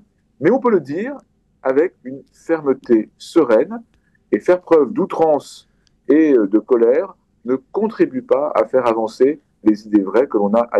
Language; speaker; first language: French; native; French